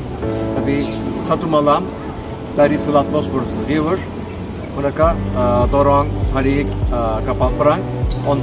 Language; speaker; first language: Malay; non-native, learner; Turkish